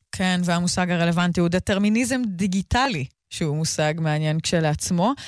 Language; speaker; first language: Hebrew; native; Hebrew